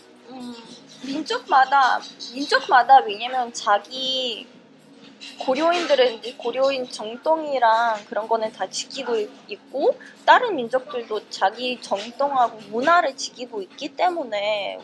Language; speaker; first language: Korean; non-native, fluent; Russian